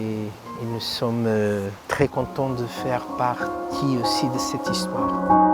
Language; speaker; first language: French; non-native, fluent; Portuguese